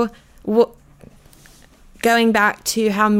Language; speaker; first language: English; native; English